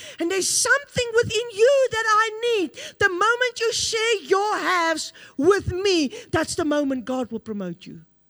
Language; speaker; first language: English; non-native, local second language; Afrikaans